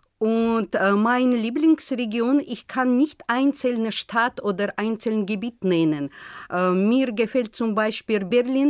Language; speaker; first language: German; non-native, fluent; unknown